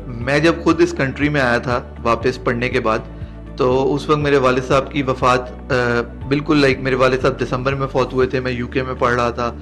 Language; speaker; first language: Urdu; native; Urdu